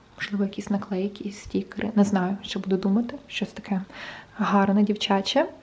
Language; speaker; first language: Ukrainian; non-native, local second language; Russian